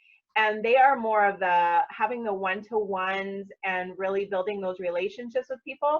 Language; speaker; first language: English; native; English